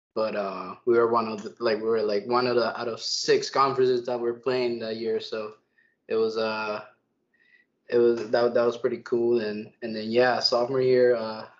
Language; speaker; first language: English; early bilingual, other home language; Spanish